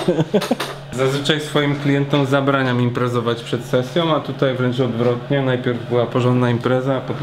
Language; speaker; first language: Polish; native; Polish